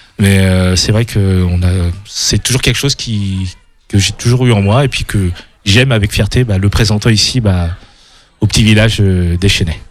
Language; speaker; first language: French; early bilingual, other home language; Hmong